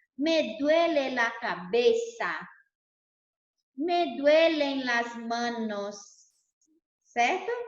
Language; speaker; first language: Spanish; non-native, fluent; Portuguese